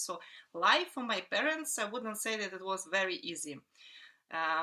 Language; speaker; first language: English; non-native, fluent; Russian